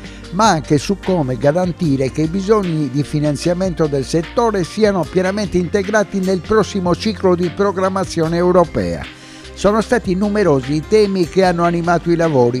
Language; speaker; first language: Italian; native; Italian